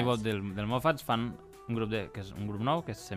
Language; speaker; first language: Catalan; native; Catalan